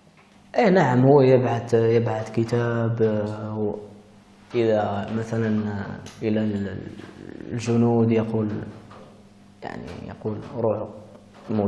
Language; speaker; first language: Arabic; early bilingual, heritage; Arabic